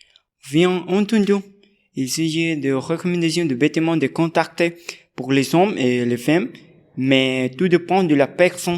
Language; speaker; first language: French; non-native, learner; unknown